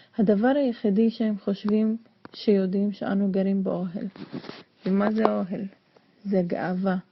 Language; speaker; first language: Hebrew; non-native, local second language; Arabic